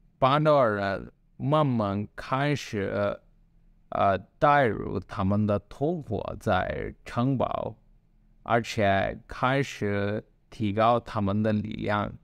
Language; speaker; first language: Chinese; non-native, learner; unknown